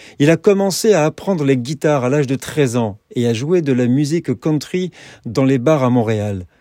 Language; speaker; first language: French; native; French